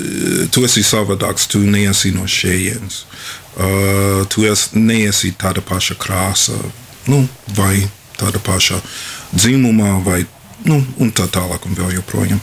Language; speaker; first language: Latvian; non-native, fluent; English